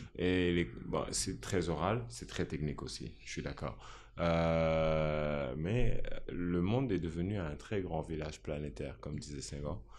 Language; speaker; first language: French; non-native, local second language; Wolof